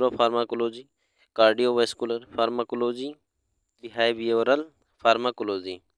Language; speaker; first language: Hindi; native; Hindi